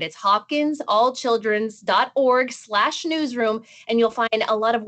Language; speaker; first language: English; native; English